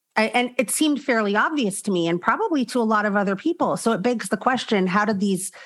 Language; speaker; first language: English; native; English